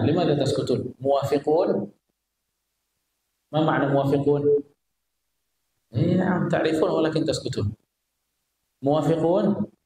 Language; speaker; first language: Arabic; non-native, fluent; Indonesian